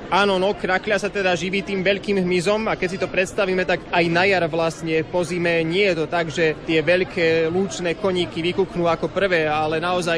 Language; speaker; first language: Slovak; native; Slovak